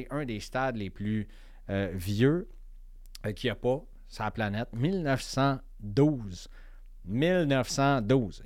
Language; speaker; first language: French; native; French